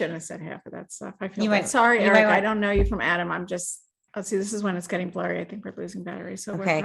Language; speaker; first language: English; native; English